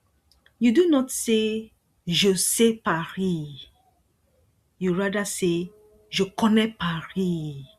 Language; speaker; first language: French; non-native, fluent; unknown